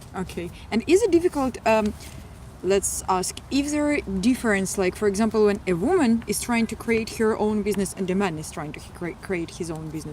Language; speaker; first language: English; non-native, fluent; Russian